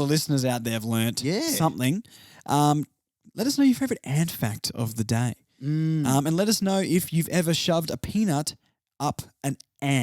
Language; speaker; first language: English; native; English